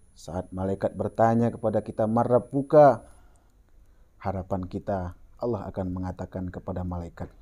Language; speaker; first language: Indonesian; non-native, local second language; Achinese